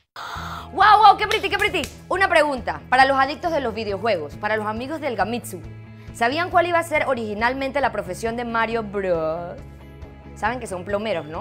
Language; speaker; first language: Spanish; native; Spanish